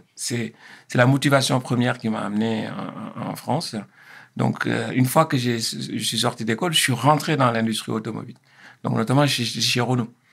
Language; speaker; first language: French; non-native, local second language; Wolof